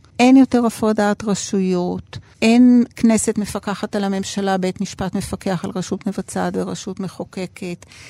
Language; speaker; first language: Hebrew; early bilingual, other home language; Spanish